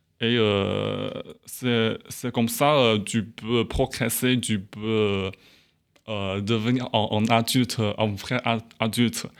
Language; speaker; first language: French; non-native, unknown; Chinese